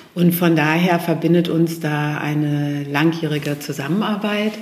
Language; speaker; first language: German; native; German